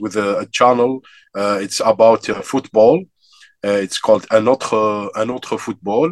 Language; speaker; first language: English; non-native, fluent; Arabic